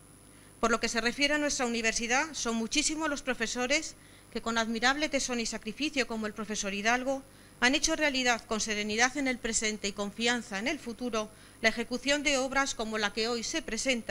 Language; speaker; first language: Spanish; native; Spanish